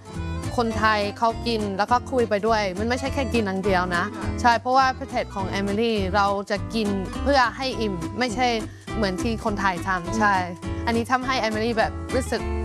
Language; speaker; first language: Thai; non-native, fluent; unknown